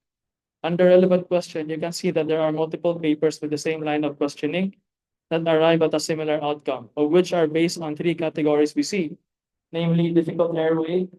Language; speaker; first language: English; non-native, local second language; Filipino